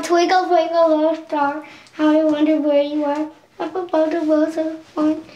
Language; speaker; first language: English; native; English